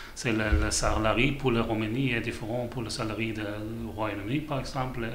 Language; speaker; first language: French; non-native, learner; German